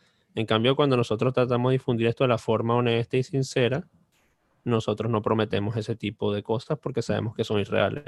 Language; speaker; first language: Spanish; native; Spanish